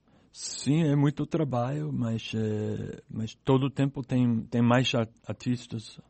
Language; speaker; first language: Portuguese; non-native, learner; English